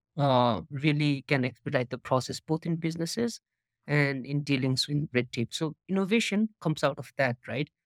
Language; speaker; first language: English; non-native, local second language; Nepali